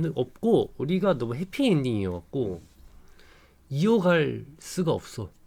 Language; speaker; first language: Korean; non-native, fluent; Japanese